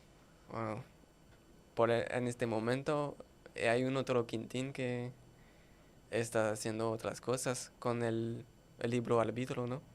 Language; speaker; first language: Spanish; non-native, fluent; French